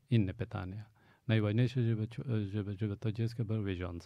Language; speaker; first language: Polish; non-native, fluent; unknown